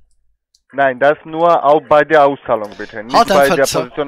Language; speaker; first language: German; non-native, fluent; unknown